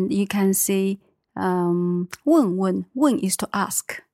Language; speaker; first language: English; non-native, fluent; Chinese